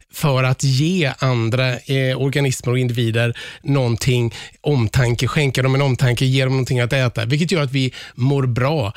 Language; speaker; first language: Swedish; native; Swedish